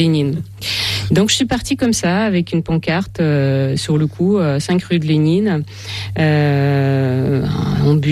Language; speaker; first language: French; non-native, fluent; Russian